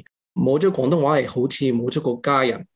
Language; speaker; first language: Cantonese; early bilingual, heritage; English